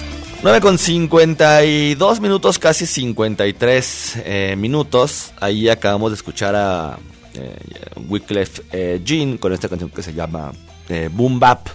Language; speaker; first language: Spanish; native; Spanish